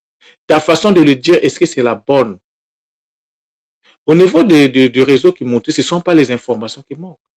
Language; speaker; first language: French; non-native, local second language; Kongo